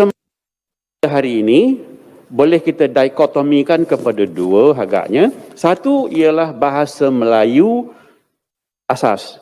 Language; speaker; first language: Malay; native; Malay